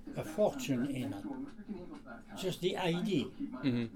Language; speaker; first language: English; non-native, learner; Armenian